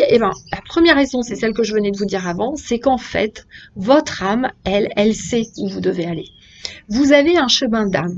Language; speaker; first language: French; native; French